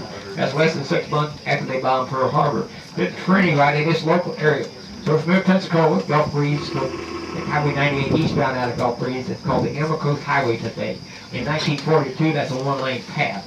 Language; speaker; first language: English; native; English